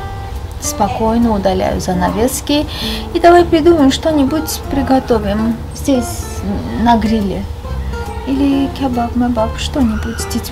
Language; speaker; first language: Russian; non-native, fluent; Armenian